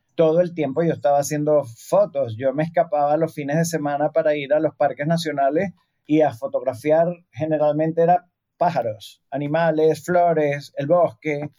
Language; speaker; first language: Spanish; native; Spanish